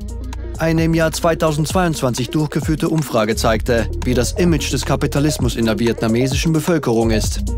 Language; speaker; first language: German; native; German